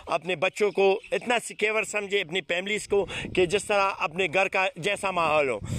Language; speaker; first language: Urdu; non-native, local second language; Pashto